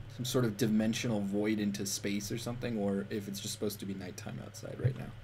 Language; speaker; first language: English; native; English